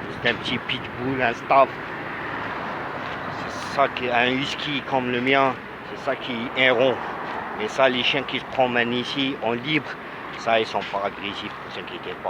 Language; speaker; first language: French; non-native, local second language; Arabic